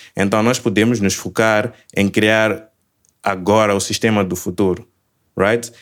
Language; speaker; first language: Portuguese; native; Portuguese